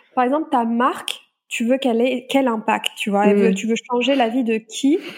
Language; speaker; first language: French; native; French